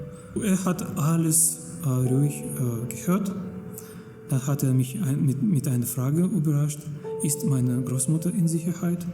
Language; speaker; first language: German; non-native, fluent; Russian